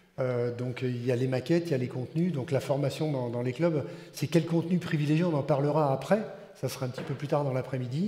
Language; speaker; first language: French; native; French